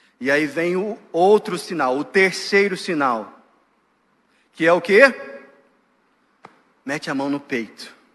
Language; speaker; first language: Portuguese; native; Portuguese